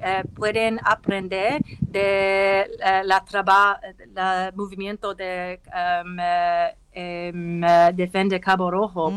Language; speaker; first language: Spanish; non-native, learner; English